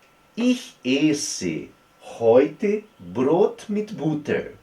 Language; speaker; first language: German; non-native, fluent; Portuguese